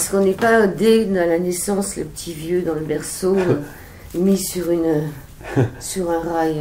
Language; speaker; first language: French; native; French